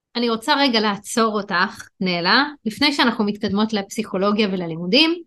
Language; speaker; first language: Hebrew; non-native, local second language; Arabic